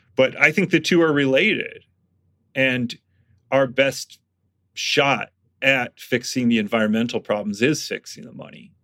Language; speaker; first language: English; native; English